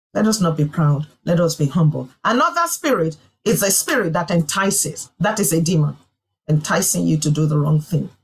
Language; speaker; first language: English; non-native, local second language; Yoruba